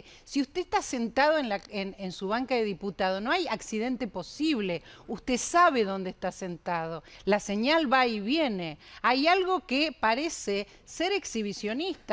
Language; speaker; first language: Spanish; native; Spanish